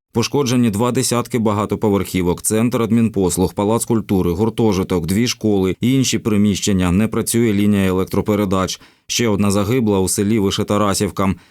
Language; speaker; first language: Ukrainian; native; Ukrainian